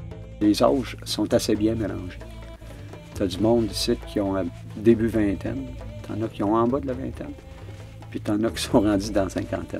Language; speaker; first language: French; native; French